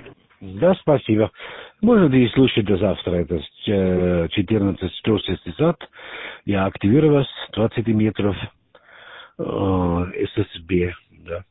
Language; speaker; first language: Russian; non-native, learner; German